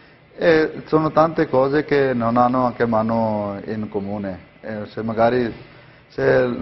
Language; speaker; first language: Italian; non-native, learner; Punjabi